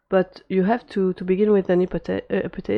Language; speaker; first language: English; non-native, fluent; French